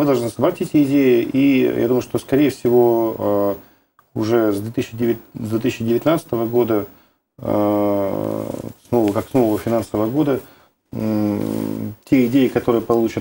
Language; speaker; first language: Russian; native; Russian